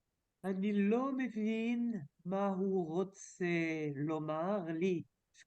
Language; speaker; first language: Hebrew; non-native, learner; French